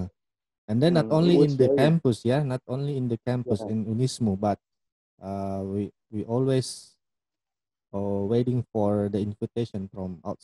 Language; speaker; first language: English; non-native, fluent; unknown